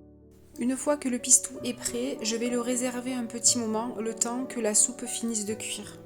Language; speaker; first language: French; native; French